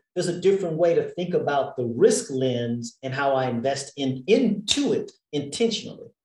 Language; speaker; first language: English; native; English